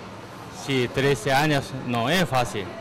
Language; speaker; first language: Spanish; non-native, learner; Korean